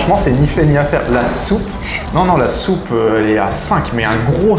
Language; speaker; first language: French; native; French